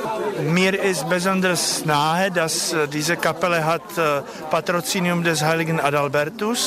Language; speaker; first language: German; non-native, fluent; Czech